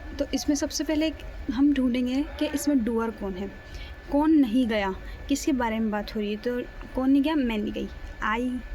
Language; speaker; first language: Hindi; native; Hindi